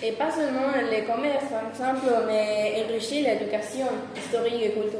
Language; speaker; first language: French; non-native, fluent; Spanish